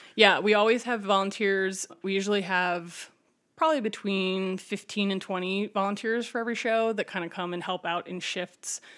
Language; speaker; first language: English; native; English